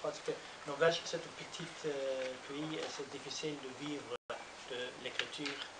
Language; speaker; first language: French; non-native, learner; Norwegian